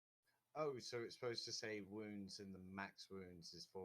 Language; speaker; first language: English; native; English